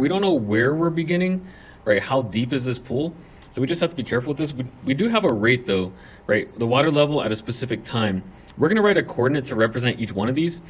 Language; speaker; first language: English; native; English